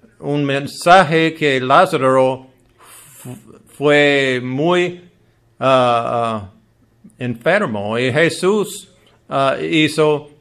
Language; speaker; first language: Spanish; non-native, learner; English